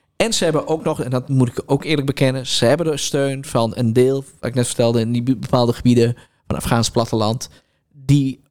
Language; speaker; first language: Dutch; native; Dutch